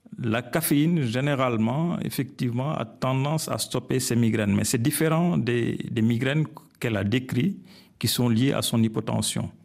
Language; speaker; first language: French; non-native, local second language; Wolof